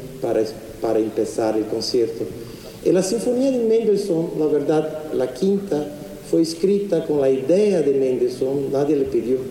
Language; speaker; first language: Spanish; non-native, fluent; Portuguese